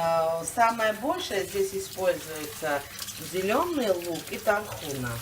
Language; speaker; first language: Russian; non-native, fluent; Georgian